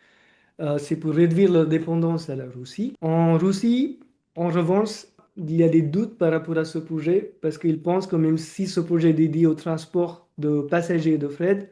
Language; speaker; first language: French; non-native, fluent; Marathi